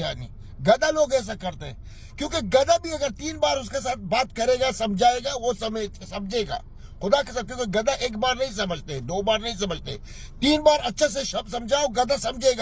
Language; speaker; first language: Hindi; non-native, learner; Arabic